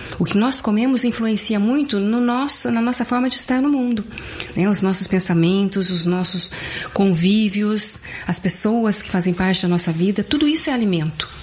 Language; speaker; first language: Portuguese; native; Portuguese